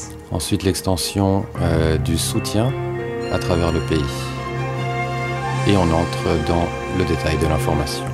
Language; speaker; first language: French; native; French